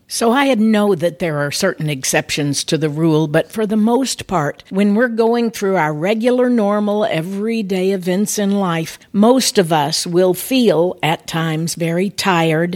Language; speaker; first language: English; native; English